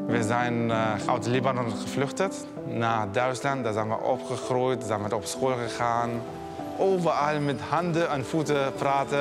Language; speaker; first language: Dutch; early bilingual, other home language; Arabic